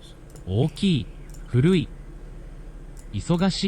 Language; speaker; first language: Japanese; non-native, learner; English